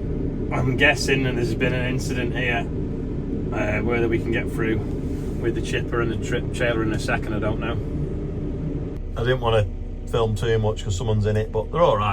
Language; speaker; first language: English; native; English